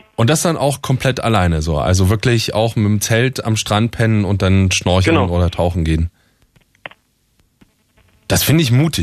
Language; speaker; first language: German; native; German